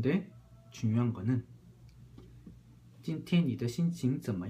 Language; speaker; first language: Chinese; non-native, fluent; Korean